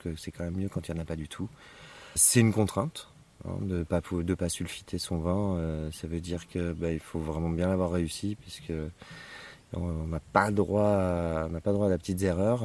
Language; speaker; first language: French; native; French